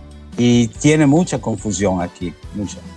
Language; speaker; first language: Spanish; non-native, learner; Italian